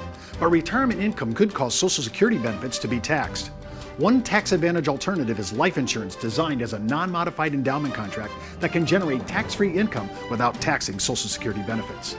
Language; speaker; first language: English; native; English